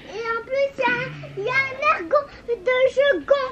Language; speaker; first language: French; native; French